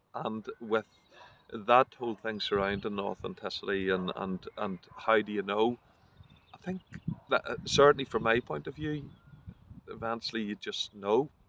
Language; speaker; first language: English; native; English